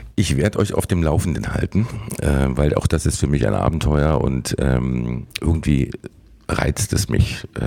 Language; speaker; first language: German; native; German